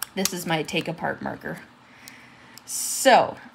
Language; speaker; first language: English; native; English